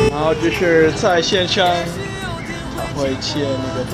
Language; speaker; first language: Chinese; non-native, learner; English